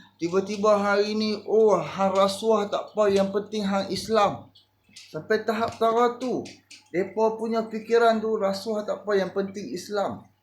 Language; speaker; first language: Malay; native; Malay